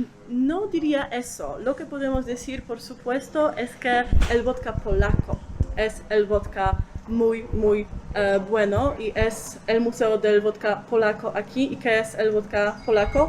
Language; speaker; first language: Spanish; non-native, fluent; Polish